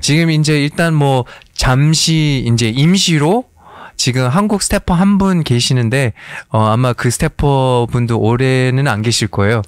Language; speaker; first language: Korean; early bilingual, heritage; Korean